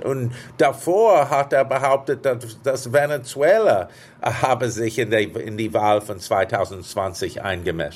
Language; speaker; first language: German; non-native, fluent; English